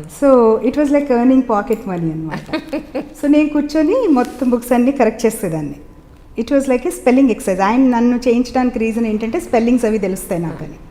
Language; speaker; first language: Telugu; native; Telugu